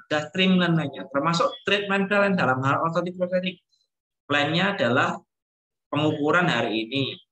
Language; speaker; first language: Indonesian; native; Indonesian